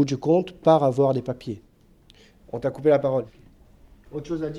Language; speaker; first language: French; non-native, local second language; Arabic